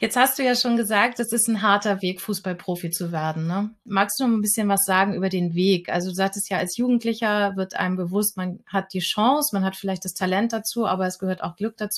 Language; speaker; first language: German; native; German